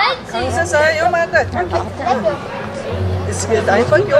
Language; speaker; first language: German; non-native, learner; Tibetan